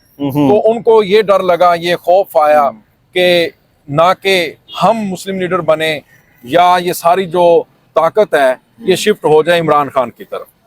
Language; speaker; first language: Urdu; non-native, local second language; Punjabi